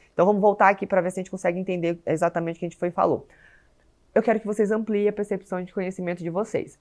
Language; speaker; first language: Portuguese; native; Portuguese